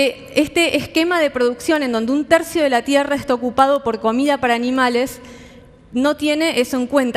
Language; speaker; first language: Spanish; native; Spanish